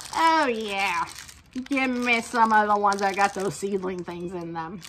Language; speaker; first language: English; native; English